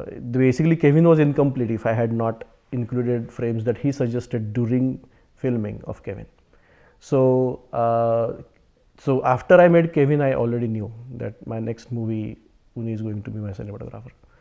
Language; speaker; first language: English; non-native, local second language; Marathi